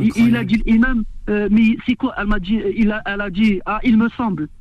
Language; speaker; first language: French; non-native, local second language; Arabic